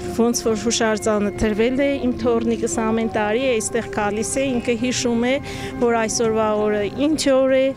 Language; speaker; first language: Armenian; native; Armenian